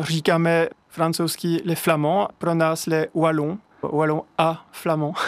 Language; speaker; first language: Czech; non-native, fluent; French